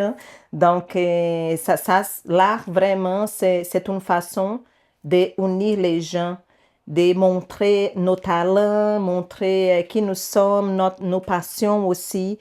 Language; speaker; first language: French; non-native, learner; Portuguese